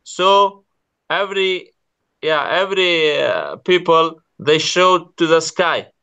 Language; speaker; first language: English; non-native, learner; Kurdish